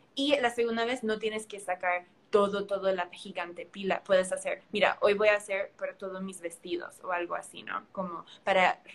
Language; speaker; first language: Spanish; early bilingual, heritage; Spanish